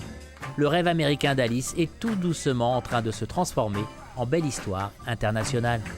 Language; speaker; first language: French; native; French